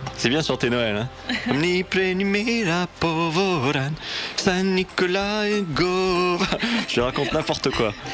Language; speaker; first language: French; native; French